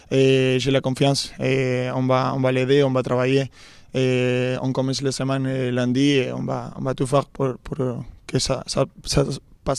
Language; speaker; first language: French; non-native, fluent; Spanish